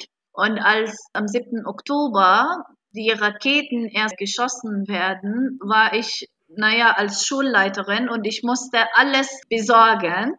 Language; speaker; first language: German; non-native, fluent; Arabic